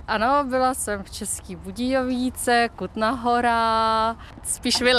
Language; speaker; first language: Czech; non-native, learner; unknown